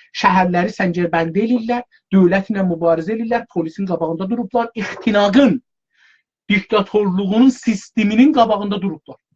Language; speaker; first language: Azerbaijani; native; Azerbaijani